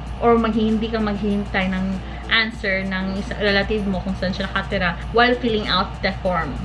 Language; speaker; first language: Filipino; non-native, local second language; Cebuano